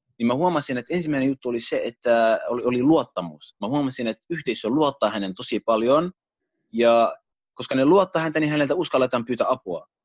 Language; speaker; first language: Finnish; early bilingual, other home language; Arabic